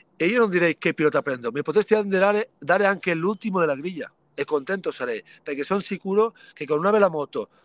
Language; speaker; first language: Italian; early bilingual, other home language; Spanish